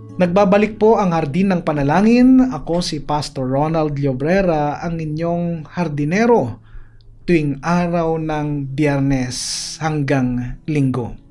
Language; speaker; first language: Filipino; native; Filipino